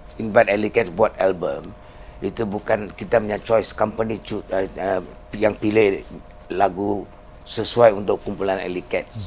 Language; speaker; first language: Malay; non-native, local second language; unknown